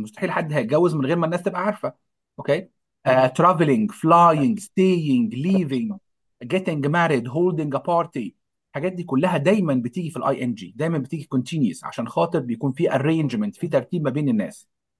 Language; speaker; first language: Arabic; native; Arabic